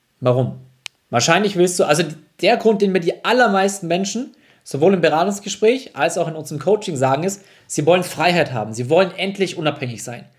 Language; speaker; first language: German; native; German